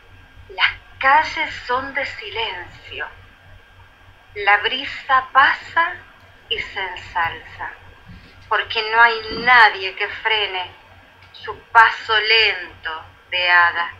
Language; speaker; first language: Spanish; native; Spanish